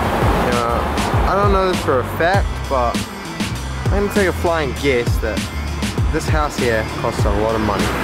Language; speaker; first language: English; native; English